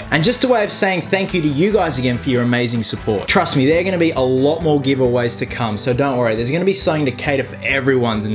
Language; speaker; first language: English; native; English